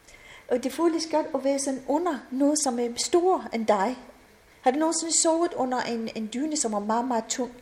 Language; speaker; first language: Danish; non-native, fluent; Persian